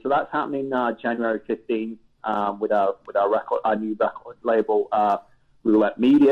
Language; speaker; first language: English; native; English